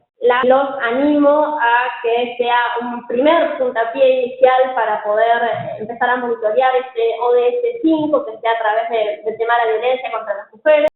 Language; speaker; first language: Spanish; native; Spanish